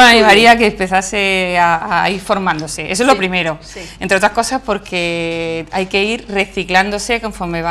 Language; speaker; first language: Spanish; native; Spanish